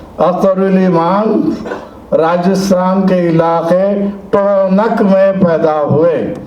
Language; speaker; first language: Urdu; native; Urdu